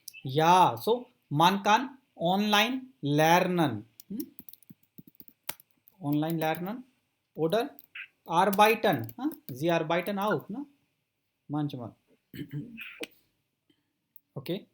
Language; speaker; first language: German; non-native, fluent; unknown